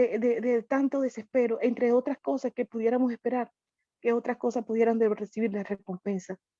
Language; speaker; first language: Spanish; native; Spanish